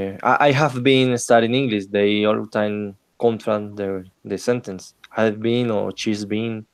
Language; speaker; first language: English; non-native, learner; Spanish